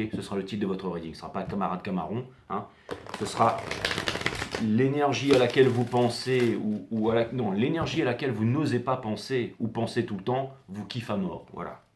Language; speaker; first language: French; native; French